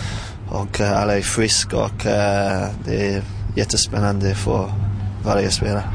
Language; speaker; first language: Swedish; non-native, fluent; English